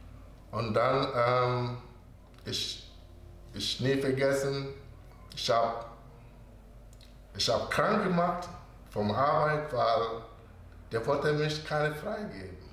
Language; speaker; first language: German; non-native, learner; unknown